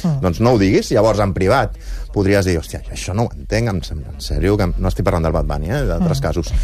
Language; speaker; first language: Catalan; native; Catalan